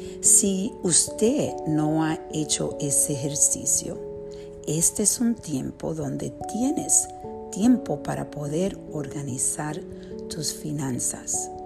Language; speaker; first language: Spanish; early bilingual, heritage; Spanish